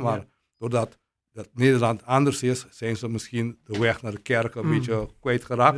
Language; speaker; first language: Dutch; non-native, local second language; Papiamento